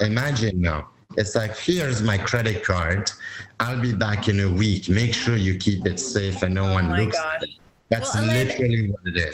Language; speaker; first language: English; non-native, fluent; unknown